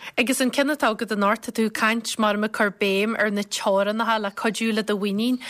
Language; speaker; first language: Irish; native; Irish